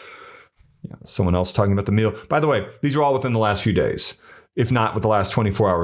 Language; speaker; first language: English; native; English